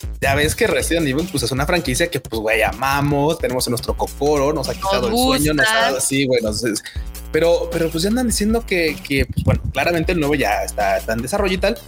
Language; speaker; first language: Spanish; native; Spanish